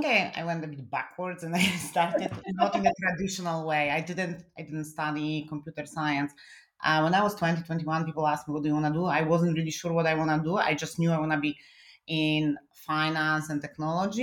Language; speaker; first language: English; non-native, fluent; Polish